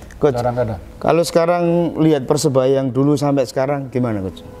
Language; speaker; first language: Indonesian; native; Indonesian